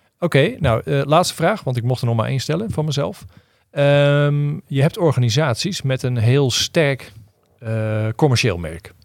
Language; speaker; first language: Dutch; native; Dutch